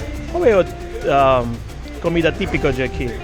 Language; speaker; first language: Portuguese; non-native, learner; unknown